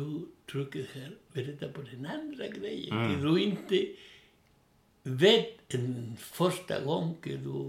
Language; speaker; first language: Swedish; non-native, learner; Spanish